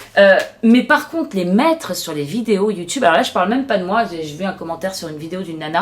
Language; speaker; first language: French; native; French